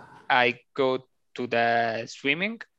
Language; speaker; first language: English; non-native, learner; Italian